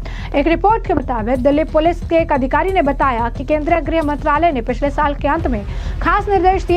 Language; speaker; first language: Hindi; native; Hindi